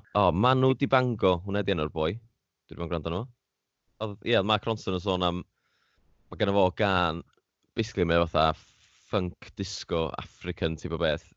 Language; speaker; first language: Welsh; native; Welsh